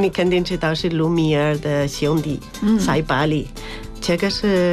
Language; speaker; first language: Chinese; non-native, learner; Spanish